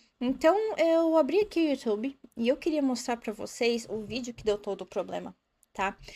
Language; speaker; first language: Portuguese; native; Portuguese